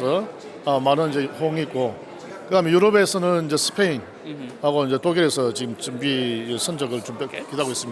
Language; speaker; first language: Korean; native; Korean